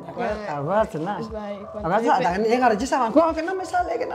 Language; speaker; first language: Basque; native; Basque